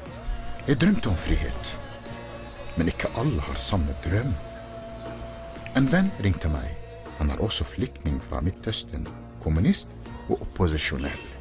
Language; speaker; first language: Norwegian; non-native, fluent; Arabic